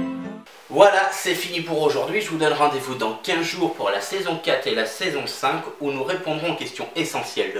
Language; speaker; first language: French; native; French